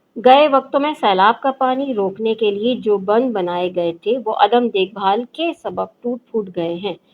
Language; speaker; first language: Urdu; native; Urdu